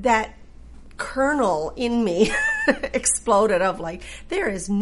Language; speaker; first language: English; native; English